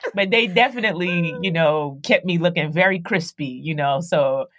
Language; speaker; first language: English; native; English